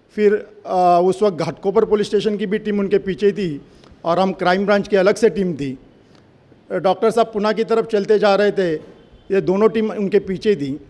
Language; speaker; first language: Hindi; non-native, local second language; Marathi